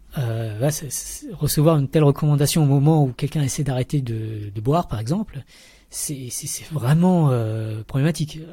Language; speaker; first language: French; early bilingual, other home language; Vietnamese